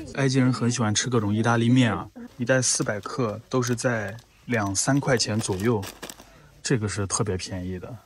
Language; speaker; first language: Chinese; native; Chinese